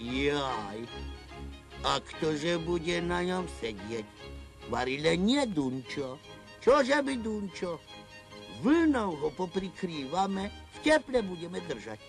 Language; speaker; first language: Slovak; native; Slovak